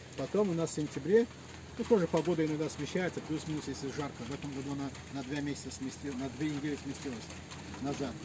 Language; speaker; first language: Russian; non-native, local second language; Adyghe